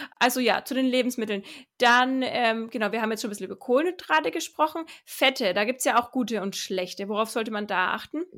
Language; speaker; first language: German; native; German